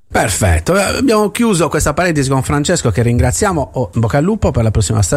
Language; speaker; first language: Italian; native; Italian